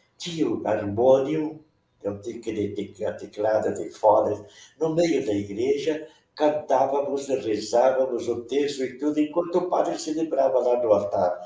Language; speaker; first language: Portuguese; non-native, local second language; Venetian